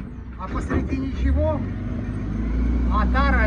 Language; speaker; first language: Russian; native; Russian